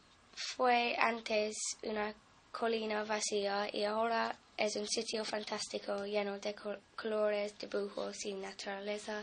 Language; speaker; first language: Spanish; non-native, fluent; English